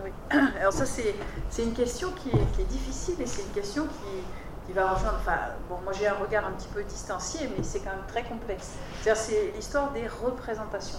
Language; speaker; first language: French; native; French